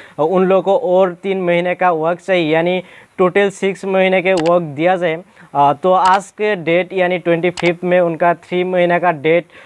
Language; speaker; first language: Hindi; non-native, local second language; Assamese